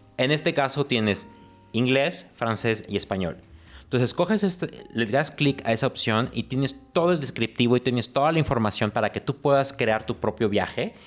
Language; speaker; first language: Spanish; native; Spanish